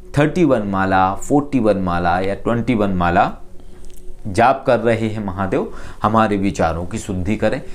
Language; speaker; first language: Hindi; native; Hindi